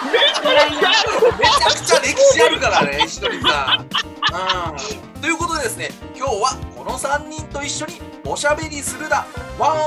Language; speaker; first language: Japanese; native; Japanese